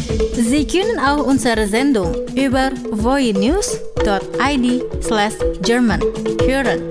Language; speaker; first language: German; non-native, fluent; Indonesian